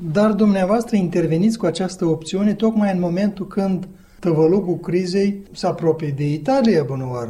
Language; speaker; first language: Romanian; native; Romanian